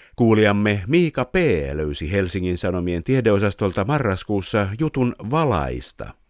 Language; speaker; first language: Finnish; native; Finnish